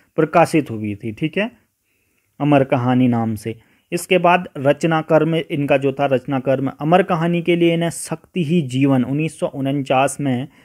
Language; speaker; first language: Hindi; native; Hindi